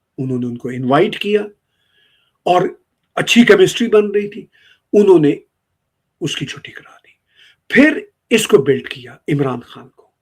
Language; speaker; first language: Urdu; native; Urdu